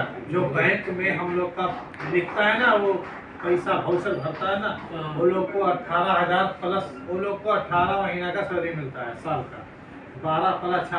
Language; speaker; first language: Hindi; non-native, learner; Nepali